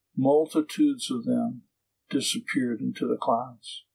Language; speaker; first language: English; native; English